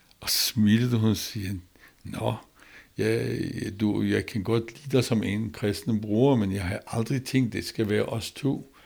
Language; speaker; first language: Danish; non-native, learner; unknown